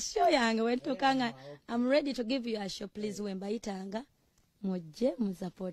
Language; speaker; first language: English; non-native, local second language; Ganda